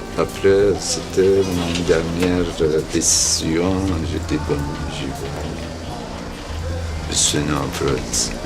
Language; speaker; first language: French; non-native, learner; Turkish